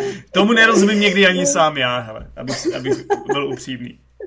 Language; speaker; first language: Czech; native; Czech